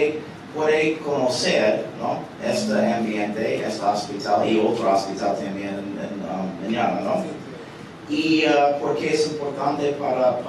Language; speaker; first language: Spanish; early bilingual, heritage; English